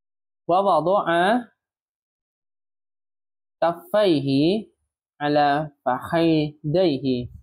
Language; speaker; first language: Arabic; non-native, fluent; Indonesian